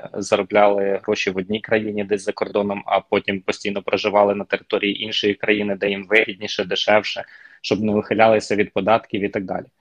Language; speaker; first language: Ukrainian; native; Ukrainian